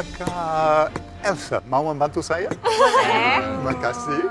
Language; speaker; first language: Indonesian; non-native, fluent; English